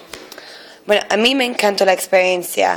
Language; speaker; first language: Spanish; non-native, fluent; English